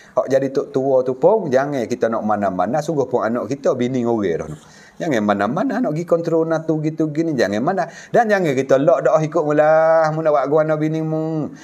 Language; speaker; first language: Malay; native; Malay